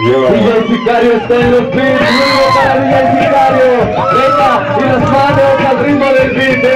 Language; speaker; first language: Spanish; native; Spanish